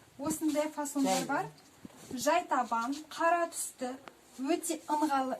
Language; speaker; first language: Kazakh; non-native, local second language; Russian